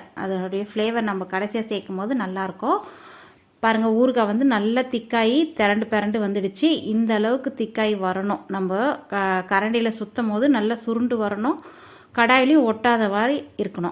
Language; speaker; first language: Tamil; native; Tamil